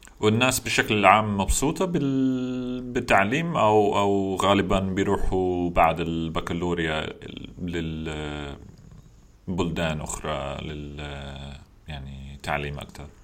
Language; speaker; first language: Arabic; non-native, learner; English